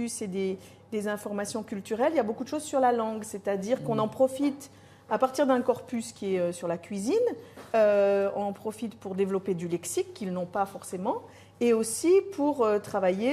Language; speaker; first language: French; native; French